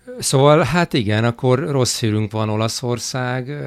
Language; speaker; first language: Hungarian; native; Hungarian